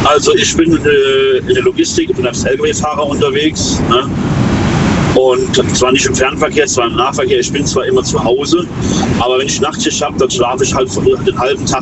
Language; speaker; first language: German; native; German